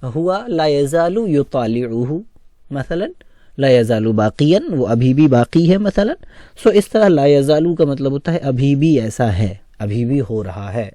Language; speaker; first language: Urdu; native; Urdu